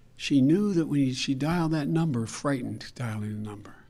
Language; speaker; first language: English; native; English